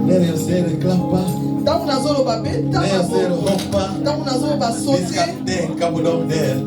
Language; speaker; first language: Swedish; non-native, fluent; Lingala